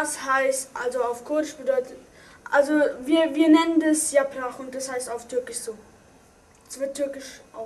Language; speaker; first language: German; early bilingual, other home language; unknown